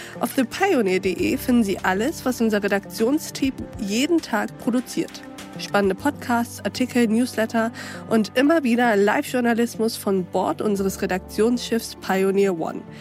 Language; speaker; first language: German; native; German